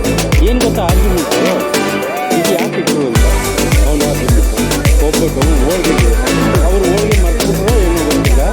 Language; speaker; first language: Kannada; native; Kannada